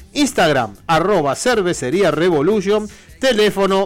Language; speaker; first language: Spanish; native; Spanish